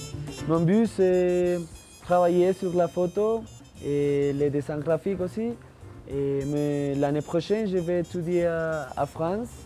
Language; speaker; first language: French; non-native, learner; Spanish